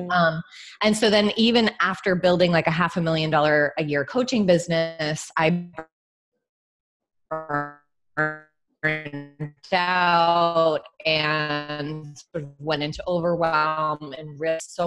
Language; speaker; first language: English; native; English